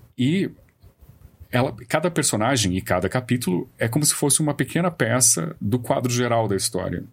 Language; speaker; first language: Portuguese; native; Portuguese